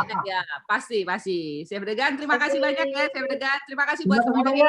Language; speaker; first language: Indonesian; native; Indonesian